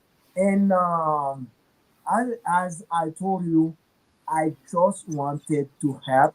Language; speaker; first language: English; non-native, learner; Haitian Creole